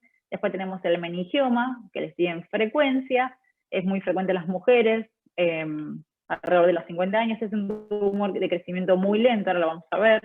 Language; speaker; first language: Spanish; native; Spanish